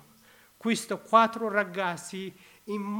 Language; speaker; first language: Italian; non-native, learner; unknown